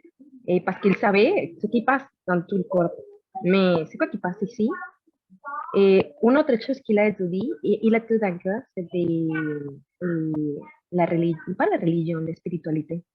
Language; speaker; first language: French; non-native, learner; Spanish